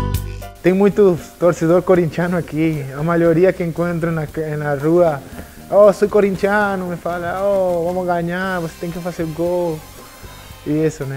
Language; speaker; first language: Portuguese; non-native, learner; Spanish